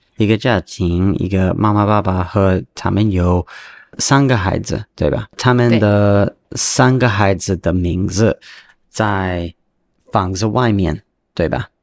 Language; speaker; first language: Chinese; non-native, learner; English